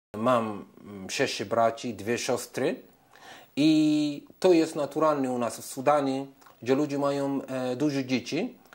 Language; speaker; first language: Polish; non-native, fluent; Arabic